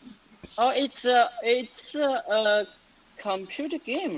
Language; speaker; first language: English; non-native, learner; Chinese